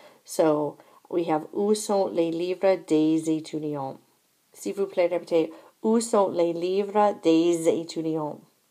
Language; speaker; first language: French; non-native, fluent; English